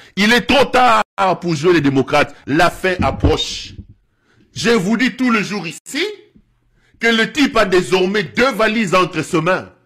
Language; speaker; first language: French; non-native, local second language; Lingala